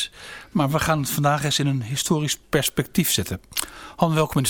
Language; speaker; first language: Dutch; native; Dutch